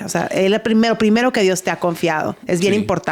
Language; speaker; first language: Spanish; native; Spanish